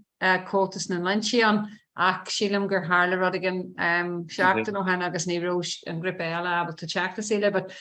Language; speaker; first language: Irish; non-native, learner; English